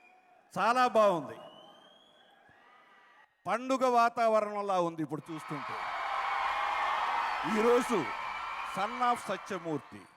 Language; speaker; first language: Telugu; native; Telugu